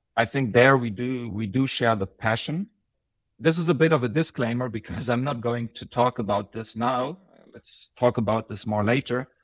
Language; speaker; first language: English; non-native, fluent; Bosnian